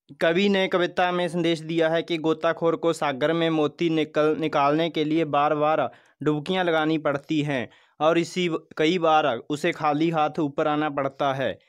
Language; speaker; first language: Hindi; non-native, local second language; Punjabi